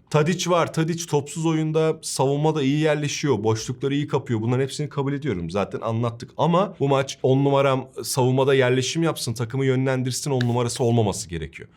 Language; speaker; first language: Turkish; native; Turkish